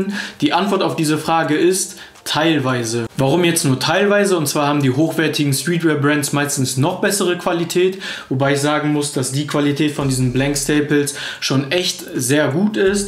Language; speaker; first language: German; native; German